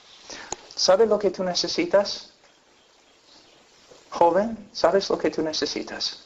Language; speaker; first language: Spanish; non-native, fluent; English